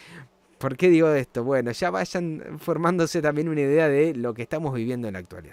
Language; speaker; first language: Spanish; native; Spanish